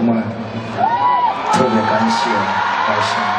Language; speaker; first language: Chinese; non-native, learner; Korean